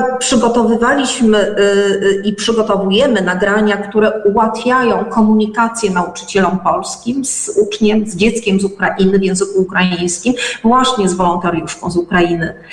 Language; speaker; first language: Polish; native; Polish